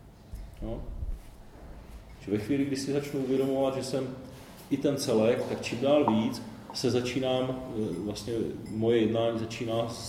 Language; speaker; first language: Czech; native; Czech